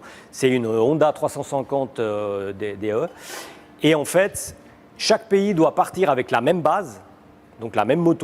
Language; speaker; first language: French; native; French